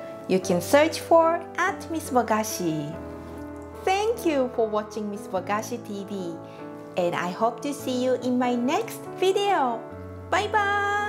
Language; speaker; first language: English; non-native, fluent; Japanese